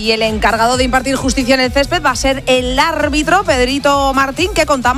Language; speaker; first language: Spanish; native; Spanish